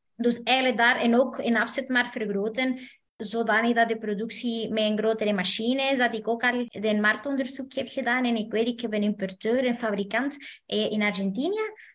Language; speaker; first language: Dutch; non-native, fluent; Spanish